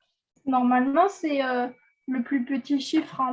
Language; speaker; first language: French; native; French